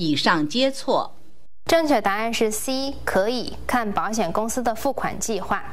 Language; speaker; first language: Chinese; native; Chinese